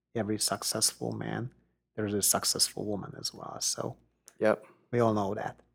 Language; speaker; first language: English; non-native, fluent; Hungarian